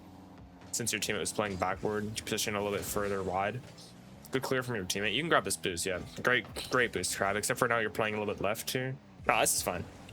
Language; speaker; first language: English; native; English